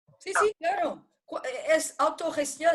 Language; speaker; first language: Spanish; non-native, fluent; Portuguese